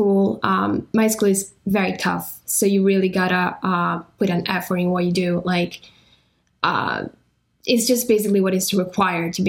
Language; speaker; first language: English; non-native, fluent; Italian